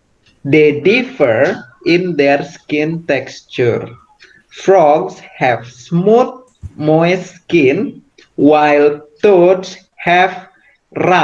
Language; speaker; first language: English; non-native, fluent; Indonesian